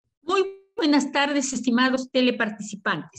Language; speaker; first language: Spanish; native; Spanish